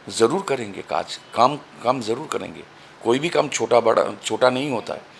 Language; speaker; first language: Hindi; non-native, local second language; Bangla